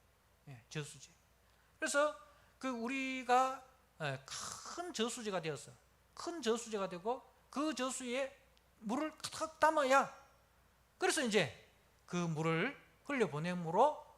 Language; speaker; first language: Korean; native; Korean